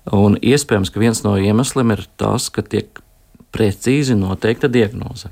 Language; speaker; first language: Latvian; native; Latvian